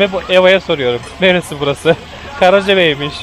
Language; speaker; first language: Turkish; native; Turkish